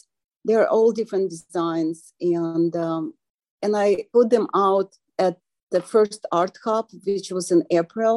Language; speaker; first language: English; non-native, fluent; Ukrainian